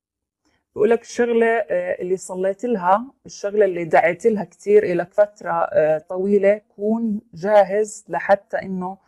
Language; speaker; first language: Arabic; native; Arabic